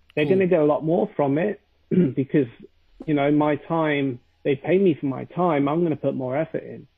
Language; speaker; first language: English; native; English